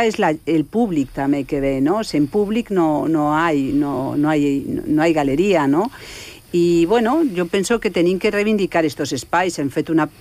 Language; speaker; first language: Catalan; non-native, local second language; Spanish